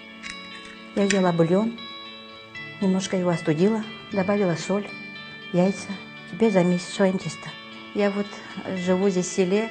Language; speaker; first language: Russian; non-native, local second language; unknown